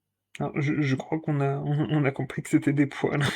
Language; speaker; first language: French; native; French